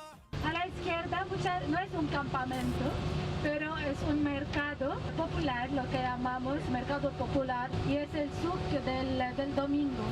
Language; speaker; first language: Spanish; non-native, fluent; Arabic